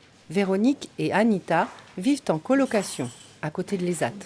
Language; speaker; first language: French; native; French